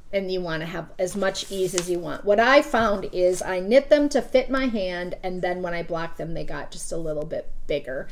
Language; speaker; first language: English; native; English